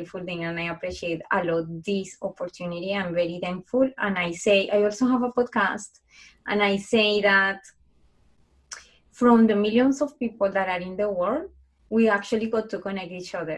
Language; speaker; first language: English; non-native, fluent; Spanish